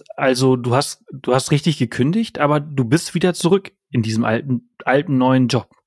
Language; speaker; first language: German; early bilingual, heritage; German